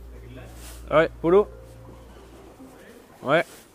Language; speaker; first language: French; native; French